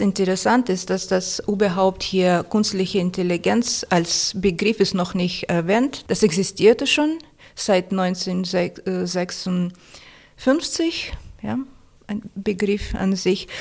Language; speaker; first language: German; non-native, fluent; Russian